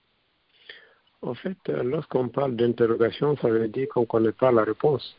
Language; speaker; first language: French; non-native, local second language; Fula